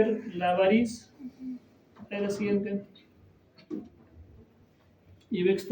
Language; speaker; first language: Spanish; native; Spanish